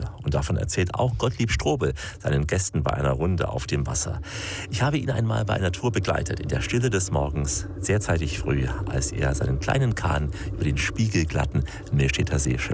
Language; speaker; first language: German; native; German